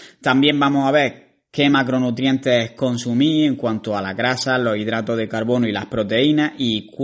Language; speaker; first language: Spanish; native; Spanish